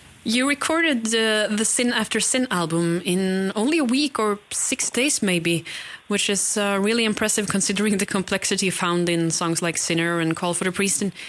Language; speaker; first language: English; non-native, fluent; Norwegian